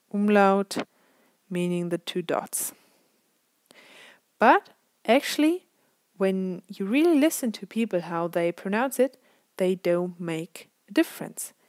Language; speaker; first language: English; non-native, fluent; German